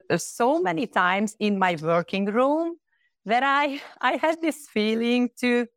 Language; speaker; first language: English; non-native, fluent; Hungarian